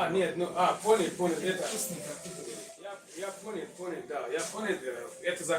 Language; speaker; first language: Russian; non-native, learner; Tajik